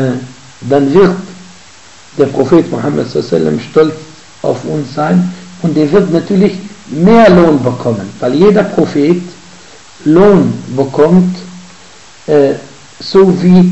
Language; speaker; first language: German; non-native, fluent; Arabic